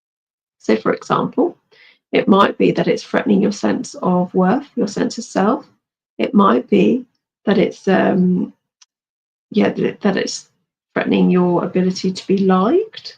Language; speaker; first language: English; native; English